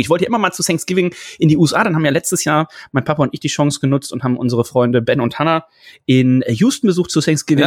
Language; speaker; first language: German; native; German